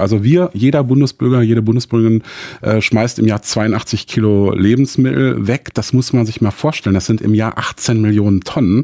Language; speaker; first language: German; native; German